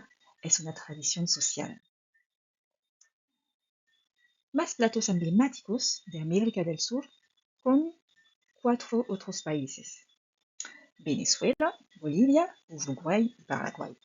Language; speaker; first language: Spanish; non-native, fluent; French